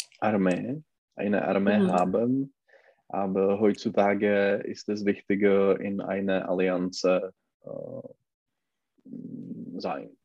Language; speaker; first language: German; non-native, learner; Czech